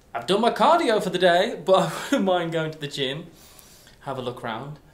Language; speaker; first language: English; native; English